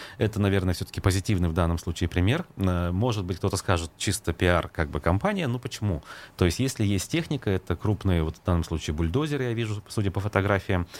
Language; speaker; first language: Russian; native; Russian